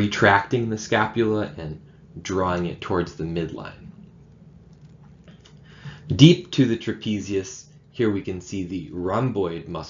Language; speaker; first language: English; native; English